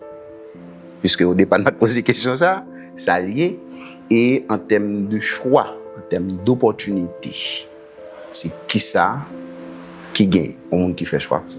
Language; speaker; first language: Haitian Creole; native; Haitian Creole